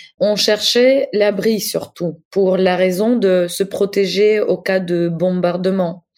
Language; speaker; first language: French; non-native, fluent; Ukrainian